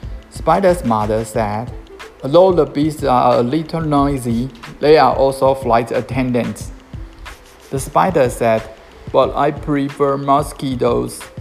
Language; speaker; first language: English; non-native, fluent; Chinese